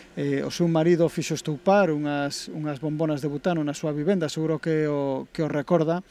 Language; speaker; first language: Galician; non-native, local second language; Spanish